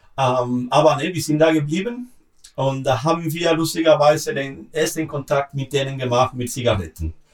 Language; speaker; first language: German; non-native, learner; Spanish